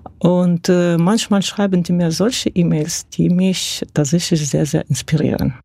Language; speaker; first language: German; non-native, fluent; Russian